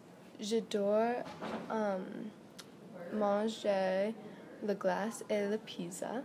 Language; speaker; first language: French; non-native, learner; English